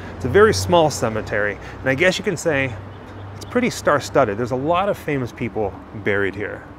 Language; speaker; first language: English; native; English